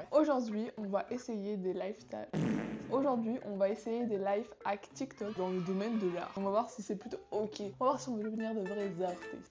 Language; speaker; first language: French; native; French